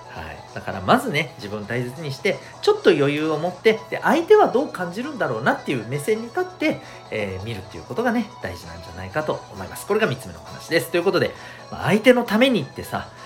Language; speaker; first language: Japanese; native; Japanese